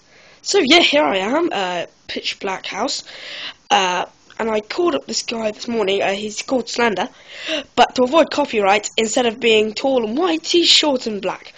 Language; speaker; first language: English; native; English